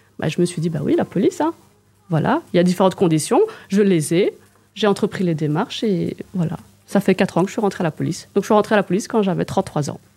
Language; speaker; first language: French; native; French